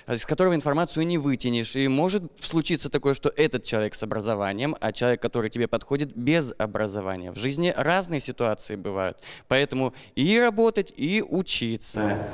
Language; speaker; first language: Russian; native; Russian